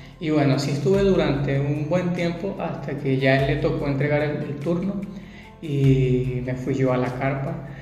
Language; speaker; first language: Spanish; native; Spanish